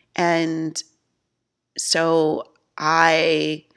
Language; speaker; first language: English; native; English